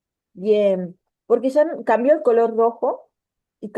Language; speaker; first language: Spanish; native; Spanish